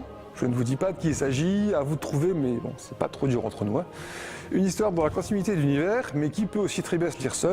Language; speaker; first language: French; native; French